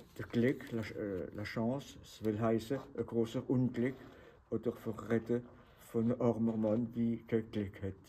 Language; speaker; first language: German; non-native, local second language; Swiss German